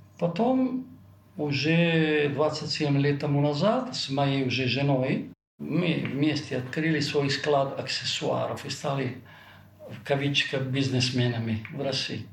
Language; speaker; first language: Russian; non-native, fluent; Italian